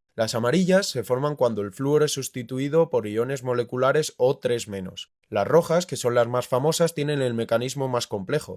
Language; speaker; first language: Spanish; native; Spanish